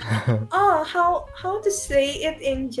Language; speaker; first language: English; non-native, learner; Indonesian